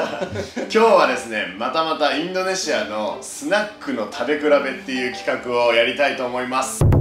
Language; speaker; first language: Japanese; native; Japanese